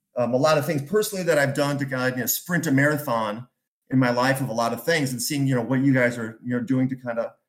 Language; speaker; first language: English; native; English